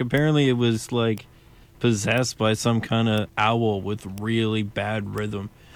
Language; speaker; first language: English; native; English